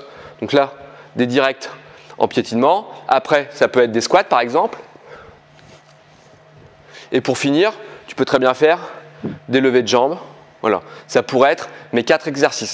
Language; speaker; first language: French; native; French